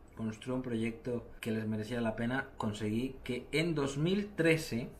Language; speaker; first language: Spanish; native; Spanish